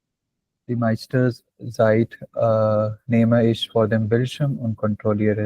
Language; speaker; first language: German; non-native, learner; Hindi